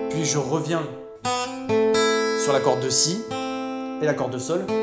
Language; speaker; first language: French; native; French